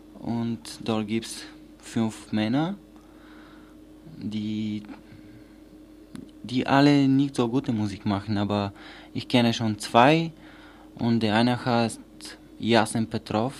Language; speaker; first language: German; non-native, learner; Bulgarian